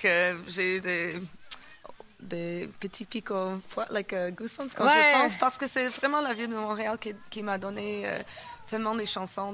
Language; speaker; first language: French; non-native, fluent; English